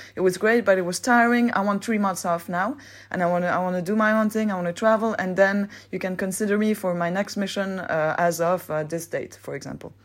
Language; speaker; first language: English; non-native, fluent; French